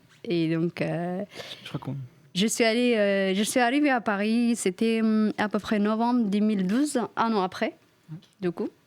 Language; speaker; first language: French; non-native, fluent; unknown